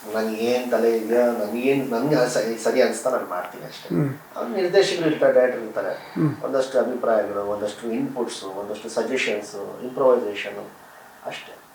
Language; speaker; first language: Kannada; non-native, local second language; Urdu